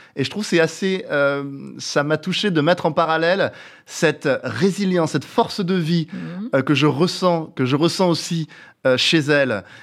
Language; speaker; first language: French; native; French